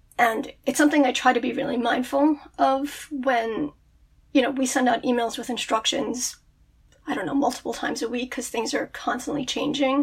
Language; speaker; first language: English; native; English